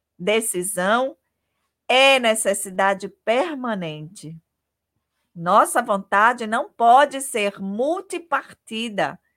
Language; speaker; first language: Portuguese; native; Portuguese